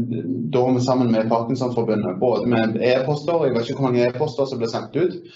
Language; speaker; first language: Norwegian; native; Norwegian